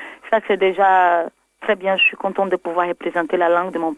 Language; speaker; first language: French; non-native, fluent; Portuguese